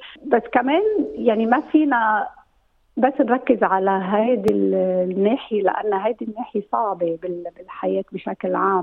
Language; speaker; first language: Arabic; native; Arabic